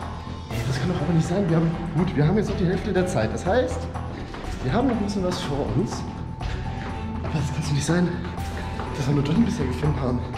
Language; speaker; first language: German; native; German